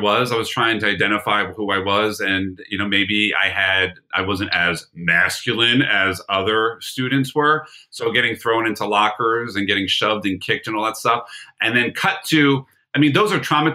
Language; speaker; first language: English; native; English